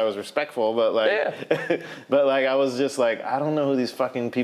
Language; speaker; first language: English; native; English